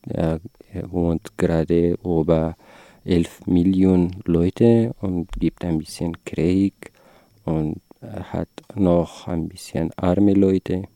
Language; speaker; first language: German; non-native, learner; Persian